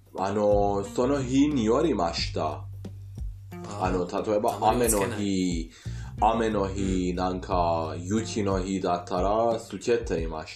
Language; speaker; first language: Japanese; non-native, fluent; Persian